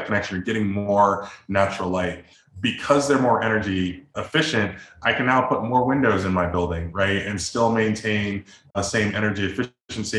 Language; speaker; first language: English; native; English